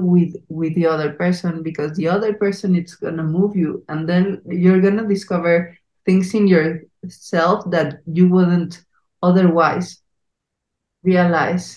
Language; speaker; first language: English; non-native, fluent; Spanish